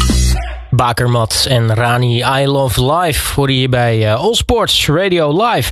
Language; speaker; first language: Dutch; native; Dutch